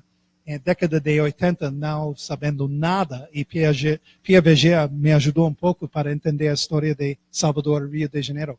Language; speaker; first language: Portuguese; non-native, fluent; English